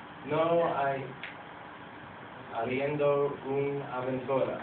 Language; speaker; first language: Spanish; non-native, learner; English